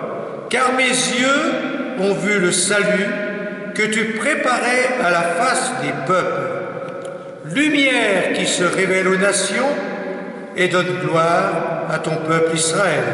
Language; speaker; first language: French; native; French